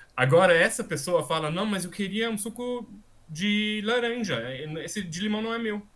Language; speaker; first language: Portuguese; non-native, fluent; German